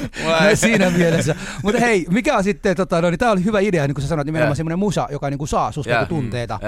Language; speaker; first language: Finnish; early bilingual, other home language; Somali